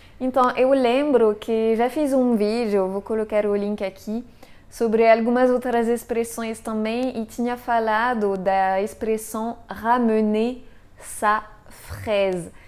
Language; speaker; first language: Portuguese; non-native, fluent; French